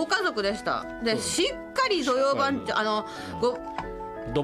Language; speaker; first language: Japanese; native; Japanese